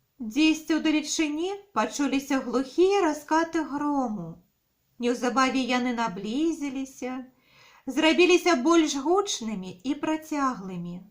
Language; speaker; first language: Belarusian; non-native, local second language; Russian